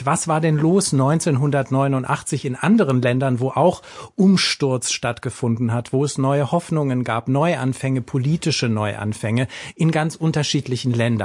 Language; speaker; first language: German; native; German